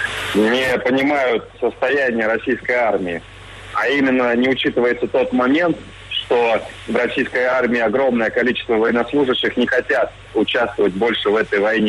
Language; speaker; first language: Russian; native; Russian